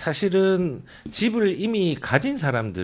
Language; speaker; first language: Korean; native; Korean